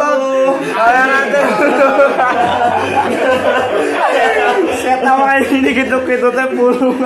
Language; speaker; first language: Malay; non-native, local second language; Sundanese